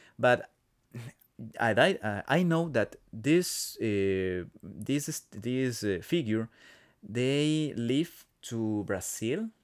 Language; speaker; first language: English; non-native, learner; Spanish